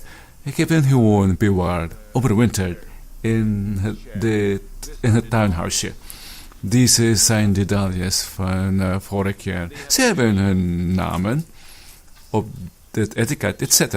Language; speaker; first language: Dutch; non-native, fluent; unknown